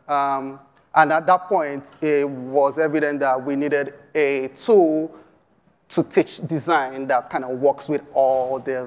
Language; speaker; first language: English; non-native, local second language; Yoruba